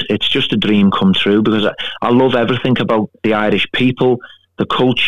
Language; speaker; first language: English; native; English